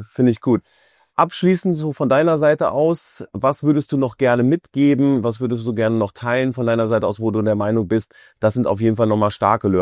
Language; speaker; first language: German; native; German